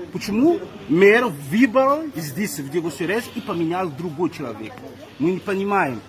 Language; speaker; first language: Russian; non-native, fluent; Malagasy